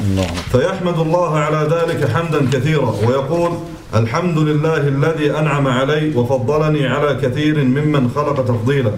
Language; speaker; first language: Arabic; native; Arabic